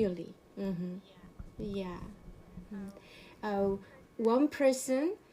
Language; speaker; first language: English; non-native, learner; Korean